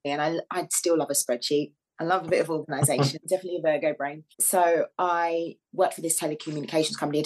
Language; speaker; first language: English; native; English